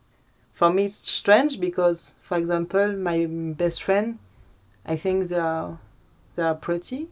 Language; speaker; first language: English; non-native, learner; French